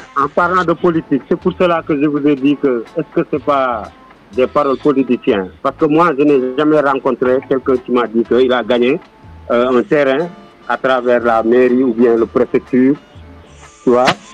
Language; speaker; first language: French; non-native, local second language; Wolof